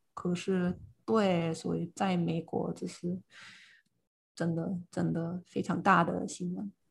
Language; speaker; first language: Chinese; non-native, fluent; English